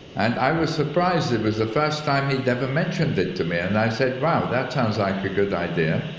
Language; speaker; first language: English; early bilingual, other home language; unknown